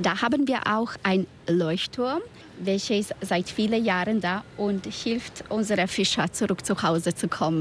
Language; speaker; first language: German; non-native, learner; Spanish